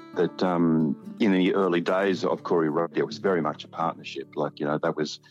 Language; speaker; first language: English; native; English